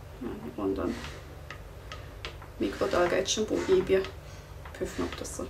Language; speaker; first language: Turkish; non-native, fluent; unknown